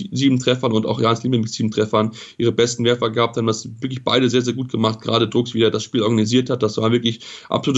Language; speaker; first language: German; native; German